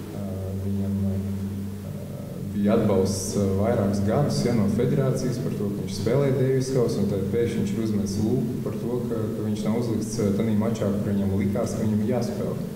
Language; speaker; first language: Latvian; non-native, local second language; Russian